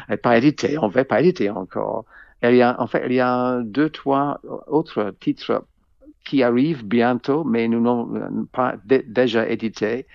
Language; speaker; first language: French; non-native, fluent; English